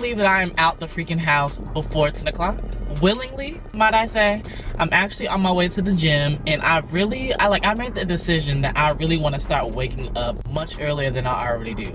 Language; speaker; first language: English; native; English